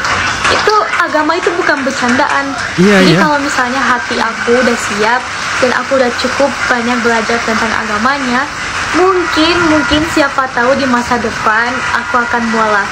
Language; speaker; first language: Indonesian; non-native, fluent; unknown